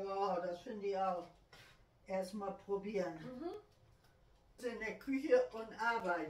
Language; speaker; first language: German; native; German